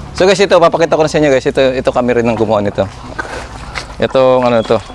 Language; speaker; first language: Filipino; non-native, local second language; Bikol